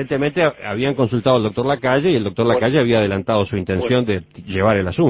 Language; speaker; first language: Spanish; native; Spanish